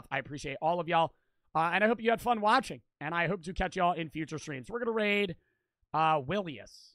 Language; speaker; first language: English; native; English